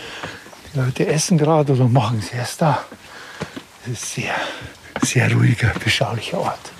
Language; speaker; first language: German; native; German